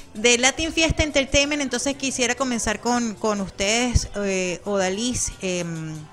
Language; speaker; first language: Spanish; native; Spanish